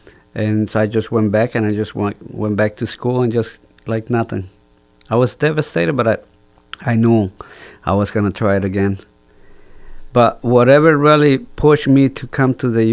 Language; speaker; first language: English; non-native, fluent; Spanish